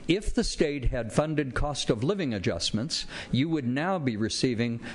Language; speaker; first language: English; native; English